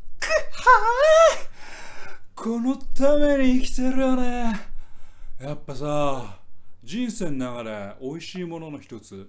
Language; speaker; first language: Japanese; native; Japanese